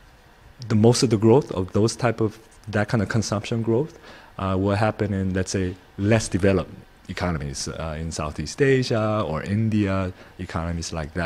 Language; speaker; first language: English; non-native, fluent; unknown